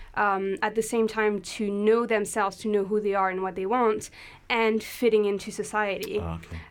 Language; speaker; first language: English; non-native, fluent; French